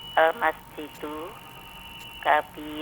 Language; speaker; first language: Arabic; non-native, learner; Indonesian